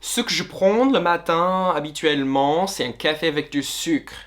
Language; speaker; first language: French; non-native, fluent; English